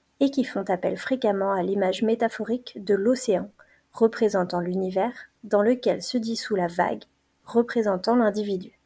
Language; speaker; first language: French; native; French